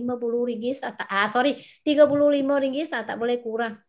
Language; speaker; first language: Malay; non-native, fluent; Vietnamese